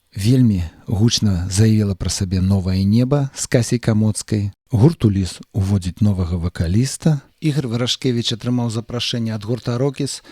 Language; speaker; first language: Belarusian; non-native, local second language; Russian